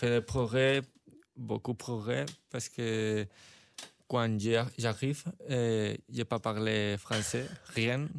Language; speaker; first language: French; non-native, learner; Spanish